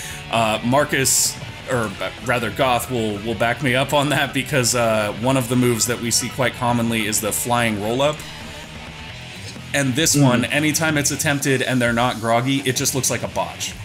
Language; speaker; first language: English; native; English